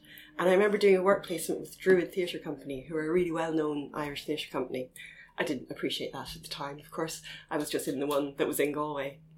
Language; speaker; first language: English; native; English